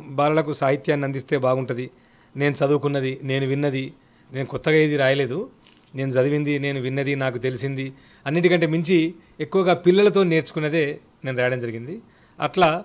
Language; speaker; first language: Telugu; native; Telugu